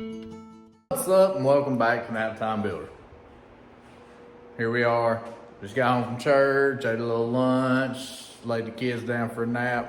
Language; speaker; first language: English; native; English